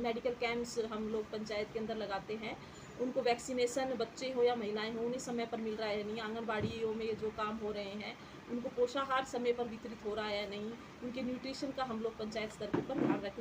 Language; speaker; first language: Hindi; native; Hindi